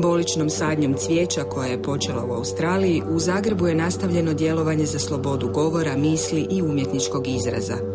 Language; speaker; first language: Croatian; native; Croatian